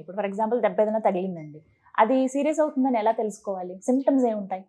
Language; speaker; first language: Telugu; native; Telugu